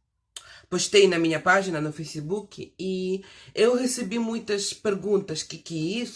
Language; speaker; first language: Portuguese; non-native, fluent; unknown